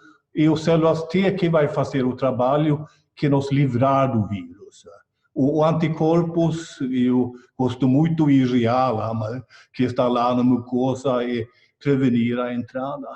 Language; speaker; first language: Portuguese; non-native, fluent; Swedish